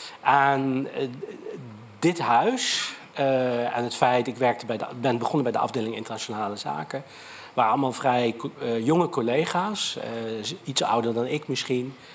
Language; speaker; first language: Dutch; native; Dutch